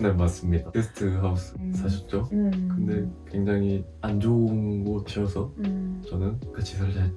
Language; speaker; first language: Korean; native; Korean